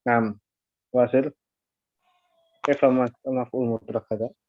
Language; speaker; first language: Arabic; non-native, fluent; Indonesian